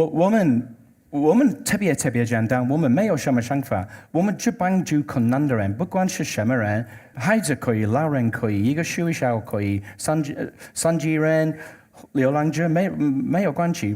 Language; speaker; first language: Chinese; non-native, learner; English